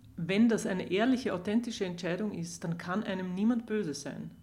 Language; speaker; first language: German; native; German